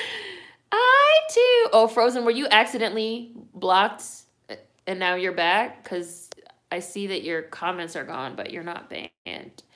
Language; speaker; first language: English; native; English